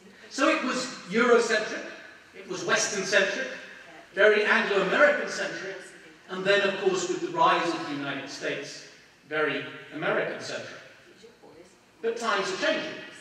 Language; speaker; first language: English; native; English